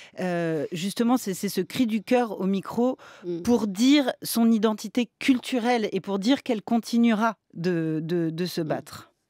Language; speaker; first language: French; native; French